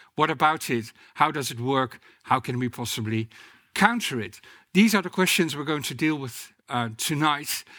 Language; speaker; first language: English; non-native, fluent; Dutch